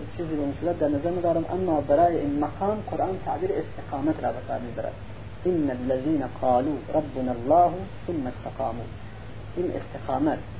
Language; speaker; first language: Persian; non-native, local second language; Central Kurdish